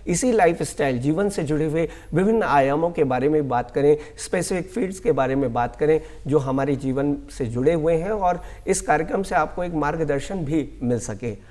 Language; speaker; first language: Hindi; native; Hindi